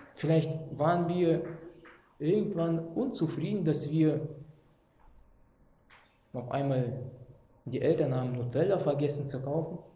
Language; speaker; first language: German; non-native, fluent; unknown